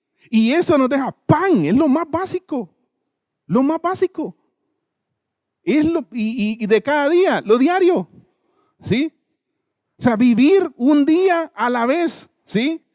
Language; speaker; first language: Spanish; native; Spanish